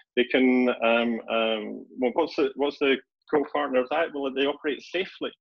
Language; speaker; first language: English; native; English